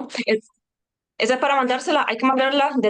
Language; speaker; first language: Spanish; native; Spanish